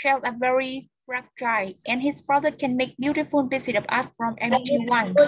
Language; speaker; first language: English; non-native, fluent; Vietnamese